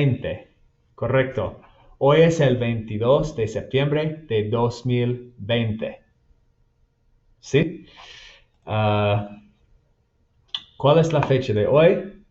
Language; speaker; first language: Spanish; non-native, fluent; English